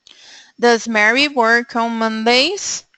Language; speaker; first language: English; non-native, fluent; Portuguese